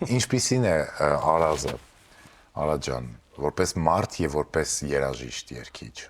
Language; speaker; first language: Armenian; native; Armenian